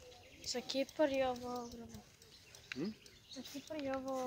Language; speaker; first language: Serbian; non-native, learner; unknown